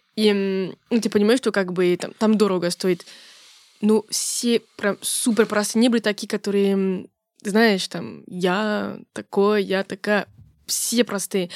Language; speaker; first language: Russian; non-native, fluent; French